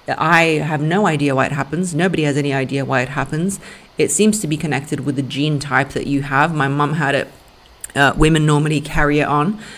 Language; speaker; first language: English; early bilingual, other home language; Russian